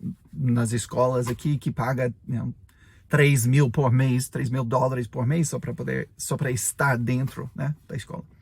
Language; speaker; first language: Portuguese; non-native, fluent; English